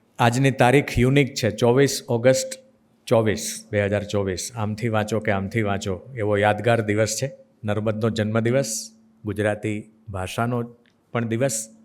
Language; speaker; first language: Gujarati; native; Gujarati